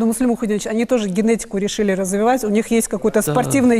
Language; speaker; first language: Russian; native; Russian